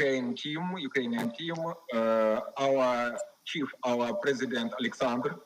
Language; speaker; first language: English; non-native, learner; Ukrainian